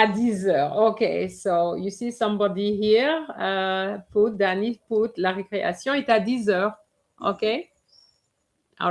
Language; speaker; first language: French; non-native, fluent; English